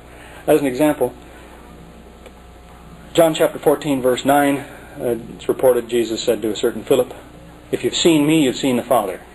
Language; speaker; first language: English; native; English